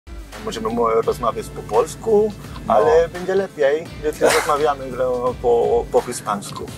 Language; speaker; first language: Polish; non-native, learner; Spanish